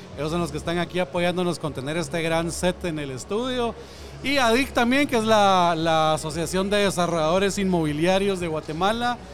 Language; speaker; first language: Spanish; native; Spanish